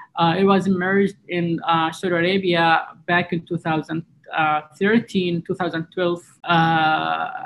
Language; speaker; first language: English; non-native, fluent; Arabic